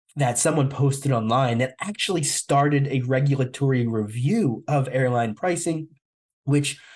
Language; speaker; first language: English; native; English